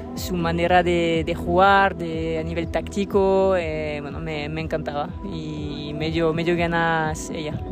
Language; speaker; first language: Spanish; non-native, fluent; French